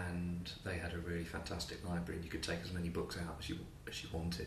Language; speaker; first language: English; native; English